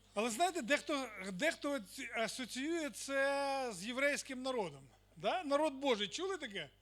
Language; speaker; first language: Ukrainian; non-native, local second language; Russian